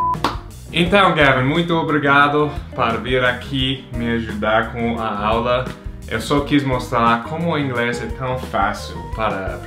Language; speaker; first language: Portuguese; non-native, fluent; English